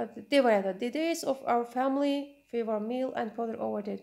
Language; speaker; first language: English; non-native, fluent; Azerbaijani